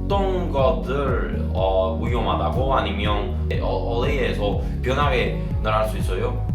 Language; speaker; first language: Korean; non-native, learner; Spanish